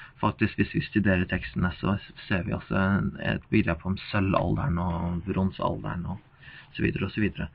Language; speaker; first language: Norwegian; non-native, fluent; English